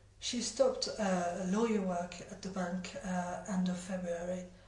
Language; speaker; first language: English; non-native, fluent; French